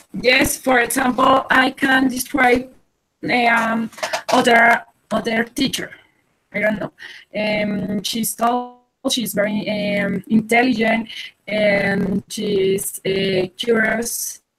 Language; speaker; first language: English; non-native, learner; Spanish